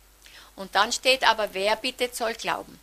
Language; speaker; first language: German; native; German